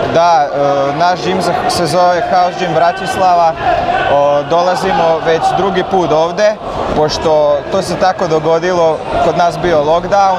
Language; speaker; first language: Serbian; non-native, local second language; Slovak